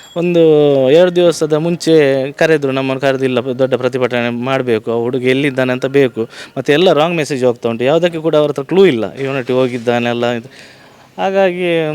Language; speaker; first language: Kannada; native; Kannada